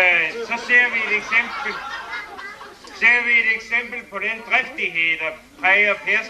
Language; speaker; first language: Danish; native; Danish